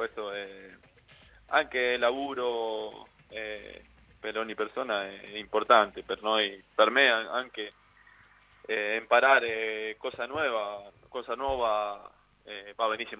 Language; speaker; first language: Italian; non-native, learner; Spanish